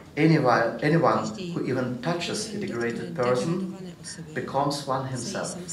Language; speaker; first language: English; non-native, fluent; Russian